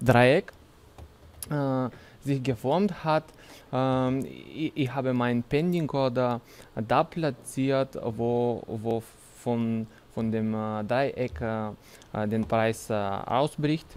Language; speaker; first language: German; non-native, fluent; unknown